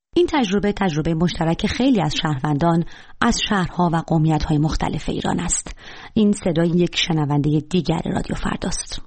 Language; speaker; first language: Persian; native; Persian